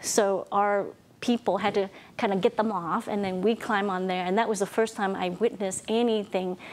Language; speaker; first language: English; non-native, fluent; Vietnamese